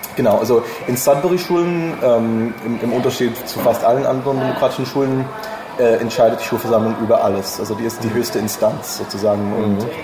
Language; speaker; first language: German; non-native, fluent; English